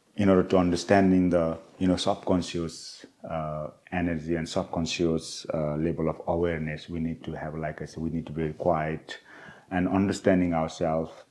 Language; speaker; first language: English; non-native, local second language; Nepali